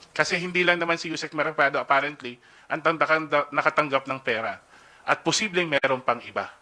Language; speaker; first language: Filipino; native; Filipino